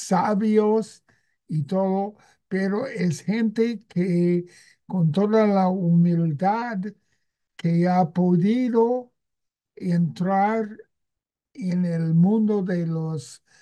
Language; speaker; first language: Spanish; non-native, fluent; English